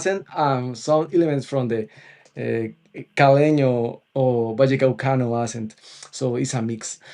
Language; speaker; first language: English; non-native, local second language; Spanish